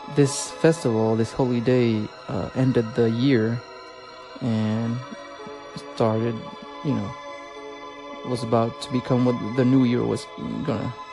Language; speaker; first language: English; non-native, fluent; French